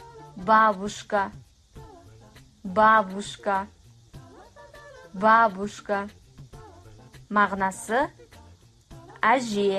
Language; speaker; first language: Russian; non-native, fluent; Kazakh